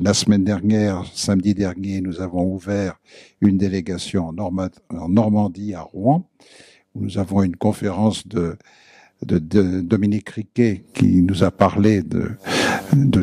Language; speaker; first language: French; native; French